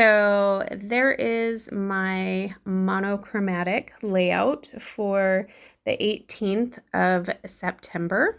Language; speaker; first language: English; native; English